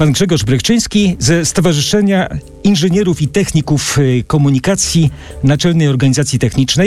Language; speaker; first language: Polish; native; Polish